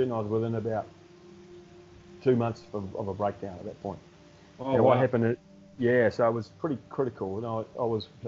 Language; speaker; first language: English; native; English